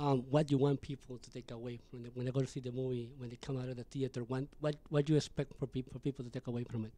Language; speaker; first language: English; non-native, fluent; Spanish